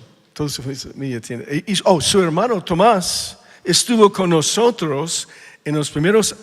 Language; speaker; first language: Spanish; non-native, fluent; English